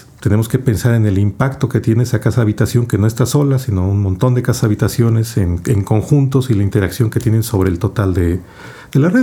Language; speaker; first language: Spanish; native; Spanish